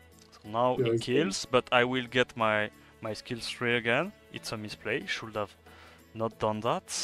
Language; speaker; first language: English; non-native, fluent; French